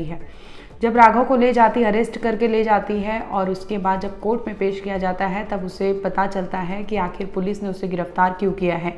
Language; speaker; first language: Hindi; native; Hindi